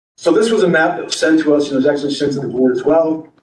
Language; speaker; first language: English; native; English